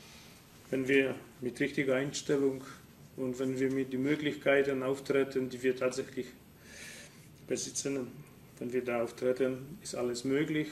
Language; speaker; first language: German; non-native, fluent; Polish